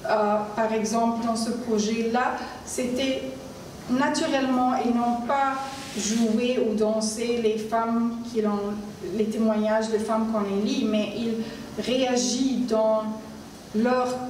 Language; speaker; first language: French; non-native, learner; Arabic